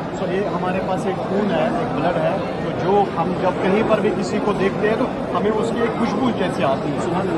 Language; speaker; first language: Urdu; non-native, local second language; Kashmiri